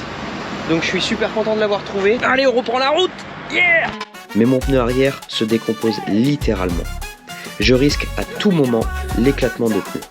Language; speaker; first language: French; native; French